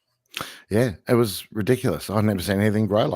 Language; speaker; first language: English; native; English